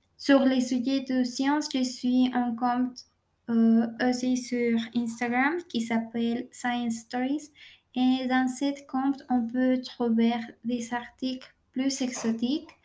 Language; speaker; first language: French; non-native, learner; Spanish